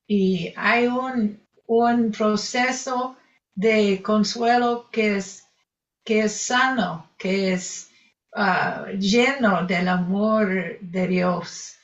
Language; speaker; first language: Spanish; non-native, fluent; English